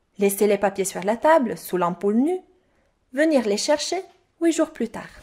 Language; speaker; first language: French; non-native, fluent; Italian